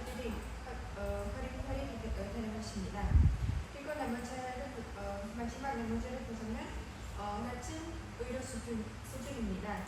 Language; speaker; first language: Korean; non-native, fluent; Khmer